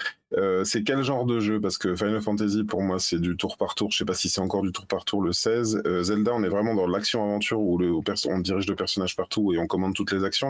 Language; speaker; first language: French; native; French